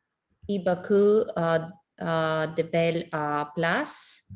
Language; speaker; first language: French; non-native, learner; Russian